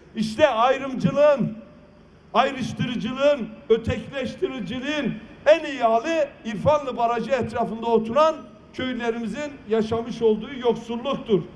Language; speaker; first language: Turkish; non-native, local second language; Kurdish